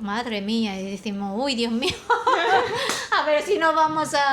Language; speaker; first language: Spanish; non-native, fluent; Filipino